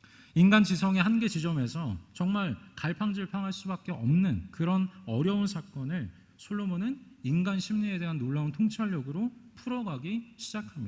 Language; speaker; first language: Korean; native; Korean